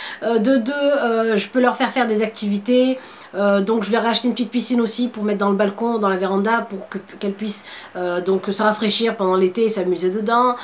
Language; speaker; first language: French; native; French